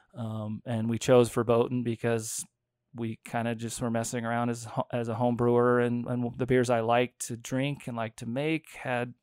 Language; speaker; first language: English; native; English